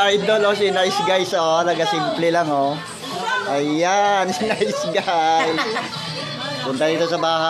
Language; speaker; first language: Filipino; native; Filipino